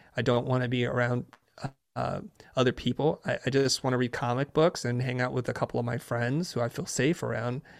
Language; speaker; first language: English; early bilingual, other home language; Vietnamese